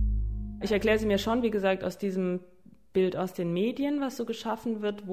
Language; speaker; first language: German; native; German